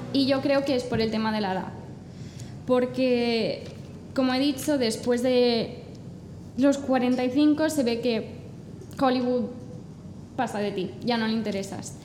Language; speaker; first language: Spanish; non-native, fluent; English